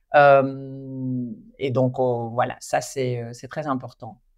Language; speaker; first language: French; non-native, fluent; Spanish